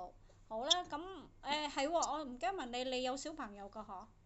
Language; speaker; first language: Cantonese; native; Cantonese